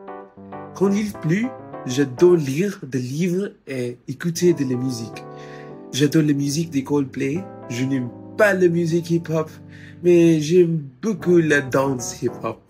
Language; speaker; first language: French; non-native, learner; Filipino